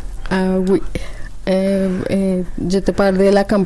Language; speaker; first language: French; non-native, learner; Spanish